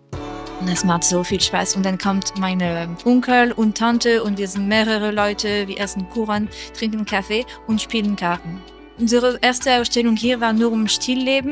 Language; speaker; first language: German; non-native, learner; French